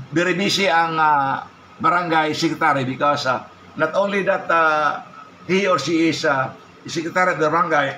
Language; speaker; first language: English; non-native, local second language; Cebuano